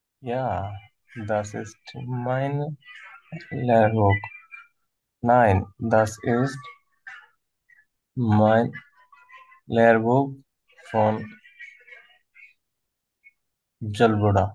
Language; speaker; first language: German; non-native, learner; Bangla